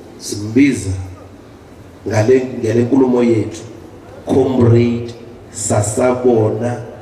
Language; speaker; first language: Zulu; non-native, local second language; Southern Sotho